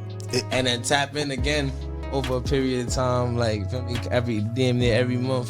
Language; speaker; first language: English; native; English